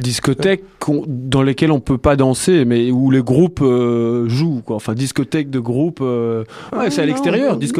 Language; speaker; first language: French; native; French